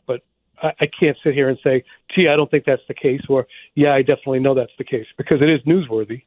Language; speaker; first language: English; native; English